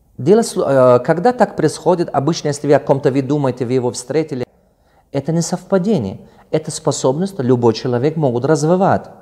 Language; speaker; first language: Russian; non-native, local second language; Tajik